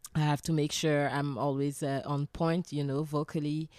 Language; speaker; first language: English; non-native, fluent; French